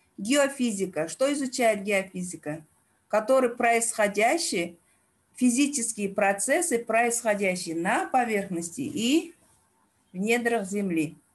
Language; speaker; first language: Russian; non-native, local second language; Uzbek